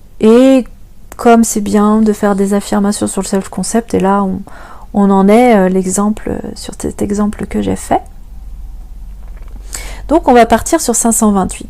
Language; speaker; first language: French; native; French